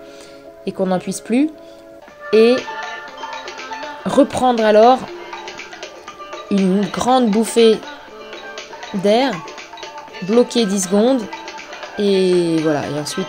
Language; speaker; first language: French; native; French